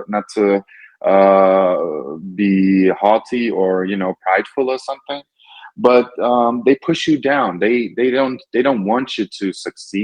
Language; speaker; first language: English; non-native, fluent; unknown